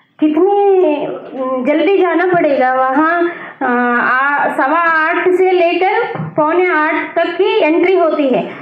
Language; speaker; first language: Hindi; non-native, local second language; Telugu